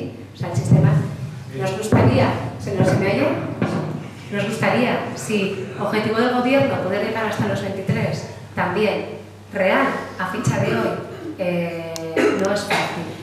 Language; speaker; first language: Spanish; native; Spanish